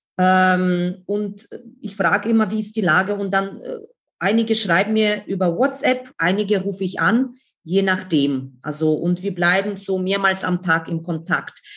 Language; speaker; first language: German; non-native, fluent; Russian